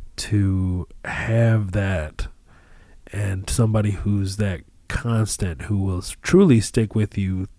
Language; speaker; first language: English; early bilingual, other home language; Arabic